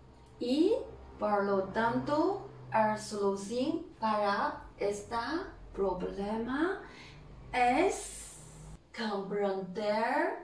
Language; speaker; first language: Spanish; non-native, learner; Chinese